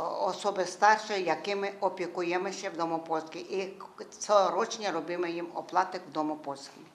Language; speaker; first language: Ukrainian; non-native, local second language; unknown